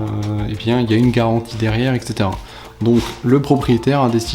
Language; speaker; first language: French; native; French